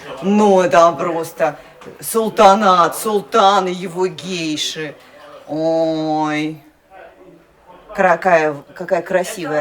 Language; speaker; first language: Russian; native; Russian